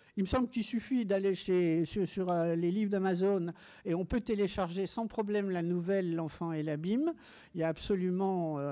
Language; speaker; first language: French; native; French